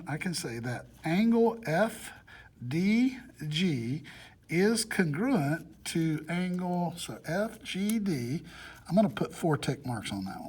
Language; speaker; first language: English; native; English